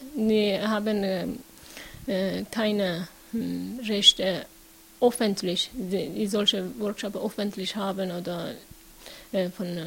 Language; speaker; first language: German; non-native, learner; Persian